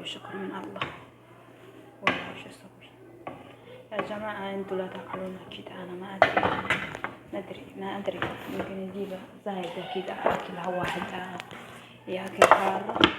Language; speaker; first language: Arabic; non-native, fluent; Oromo